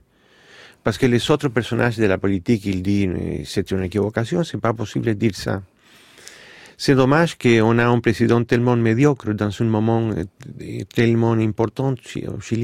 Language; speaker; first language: French; non-native, fluent; Spanish